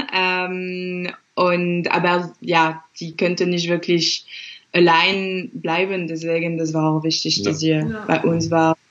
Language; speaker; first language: German; non-native, fluent; French